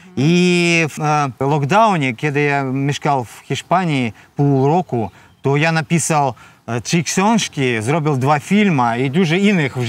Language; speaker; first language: Polish; non-native, learner; Russian